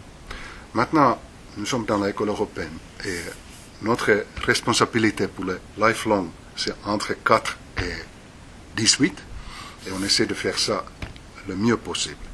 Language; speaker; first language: French; non-native, fluent; Finnish